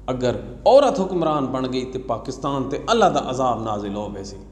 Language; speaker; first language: Urdu; non-native, local second language; Saraiki